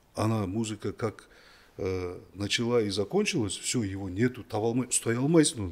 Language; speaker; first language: Russian; non-native, local second language; Kazakh